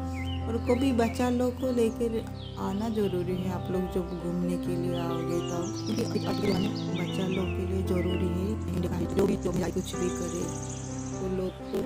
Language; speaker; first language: Hindi; non-native, local second language; Odia